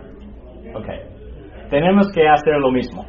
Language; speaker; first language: Spanish; non-native, fluent; English